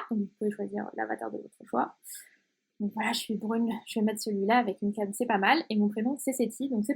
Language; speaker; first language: French; native; French